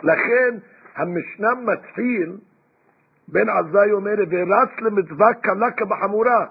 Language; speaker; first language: Hebrew; non-native, fluent; English